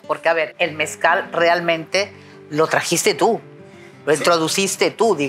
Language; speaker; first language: Spanish; native; Spanish